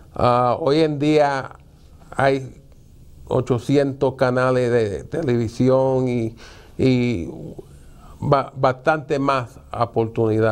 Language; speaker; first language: Spanish; early bilingual, heritage; Spanish